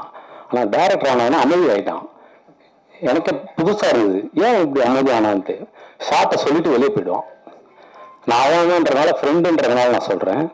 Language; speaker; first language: Tamil; native; Tamil